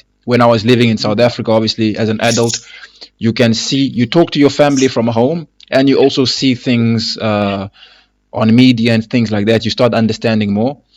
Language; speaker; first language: English; non-native, fluent; Lingala